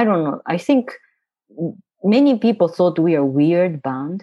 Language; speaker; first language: English; non-native, fluent; Japanese